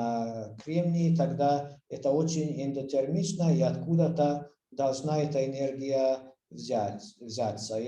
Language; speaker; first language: Russian; non-native, fluent; Hungarian